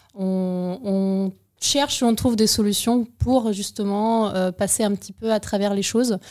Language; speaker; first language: French; non-native, fluent; Ukrainian